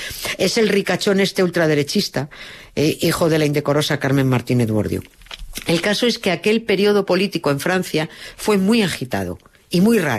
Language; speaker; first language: Spanish; native; Spanish